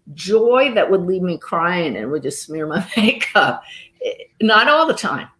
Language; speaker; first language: English; native; English